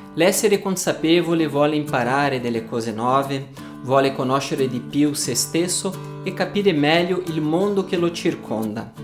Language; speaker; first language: Italian; non-native, fluent; Portuguese